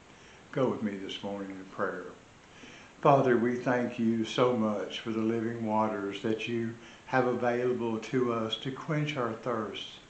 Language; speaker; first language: English; native; English